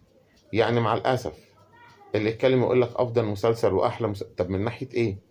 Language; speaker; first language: Arabic; native; Arabic